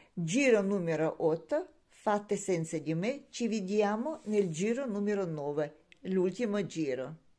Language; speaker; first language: Italian; non-native, learner; Ukrainian